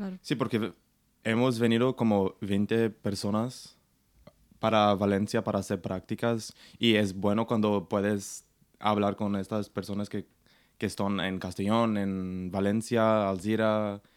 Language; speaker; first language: Spanish; non-native, learner; Portuguese